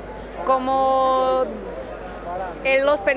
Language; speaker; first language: Spanish; non-native, learner; Portuguese